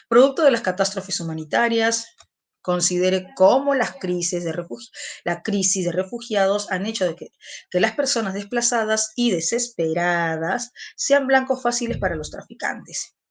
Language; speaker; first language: Spanish; native; Spanish